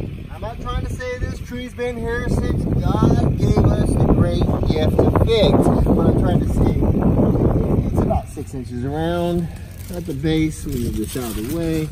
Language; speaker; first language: English; native; English